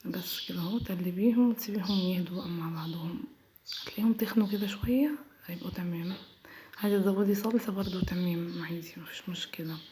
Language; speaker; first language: Arabic; native; Arabic